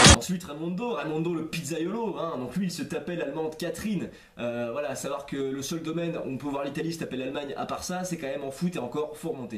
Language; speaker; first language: French; native; French